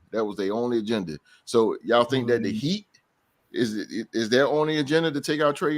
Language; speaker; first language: English; native; English